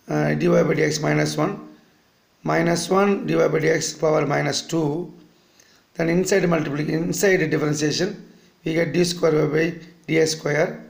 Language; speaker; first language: English; non-native, local second language; Tamil